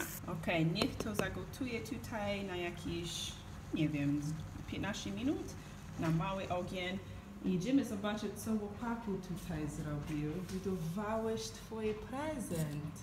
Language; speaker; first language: Polish; non-native, learner; English